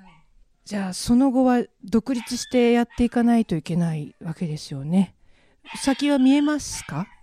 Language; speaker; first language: Japanese; native; Japanese